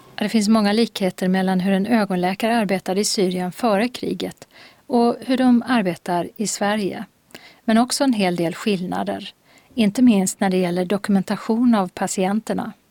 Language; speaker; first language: Swedish; native; Swedish